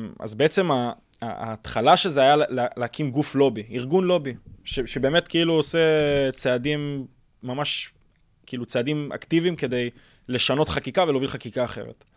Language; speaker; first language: Hebrew; early bilingual, other home language; English